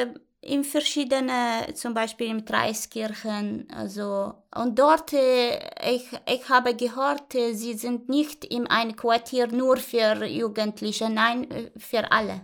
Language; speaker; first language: German; non-native, learner; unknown